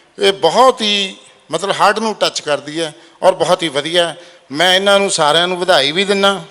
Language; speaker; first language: Punjabi; native; Punjabi